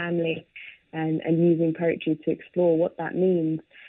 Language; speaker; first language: English; native; English